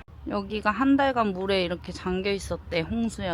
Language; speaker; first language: Korean; native; Korean